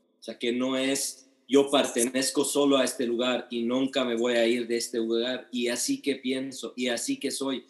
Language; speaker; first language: Spanish; non-native, fluent; Arabic